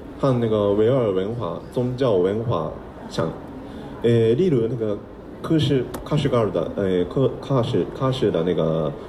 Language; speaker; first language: Chinese; non-native, fluent; Japanese